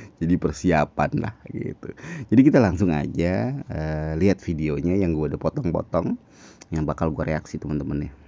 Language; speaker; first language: Indonesian; native; Indonesian